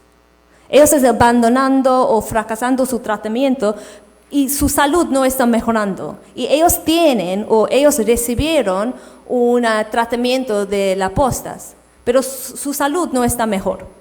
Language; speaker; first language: Spanish; non-native, fluent; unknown